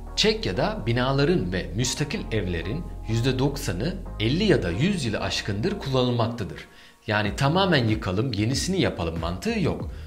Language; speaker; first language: Turkish; native; Turkish